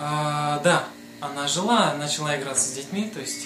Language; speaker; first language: Russian; native; Russian